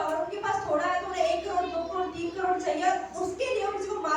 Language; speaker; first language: Hindi; native; Hindi